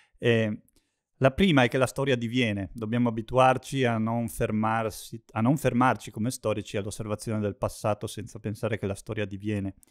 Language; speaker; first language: Italian; native; Italian